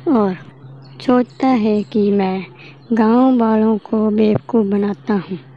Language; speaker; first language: Hindi; native; Hindi